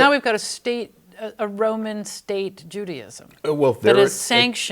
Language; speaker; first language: English; native; English